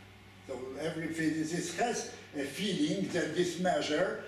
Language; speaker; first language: English; non-native, fluent; Polish